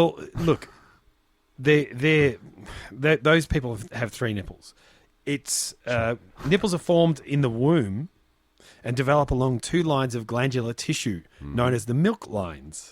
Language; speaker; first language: English; native; English